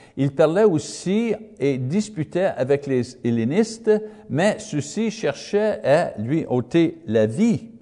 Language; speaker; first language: French; non-native, learner; English